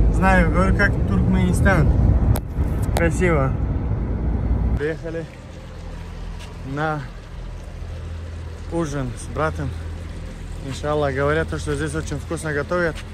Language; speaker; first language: Russian; non-native, fluent; Tajik